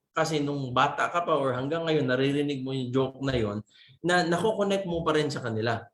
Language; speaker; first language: Filipino; non-native, local second language; Cebuano